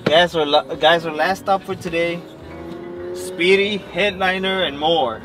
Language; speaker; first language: English; early bilingual, other home language; Spanish